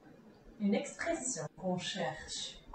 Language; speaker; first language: French; non-native, fluent; Czech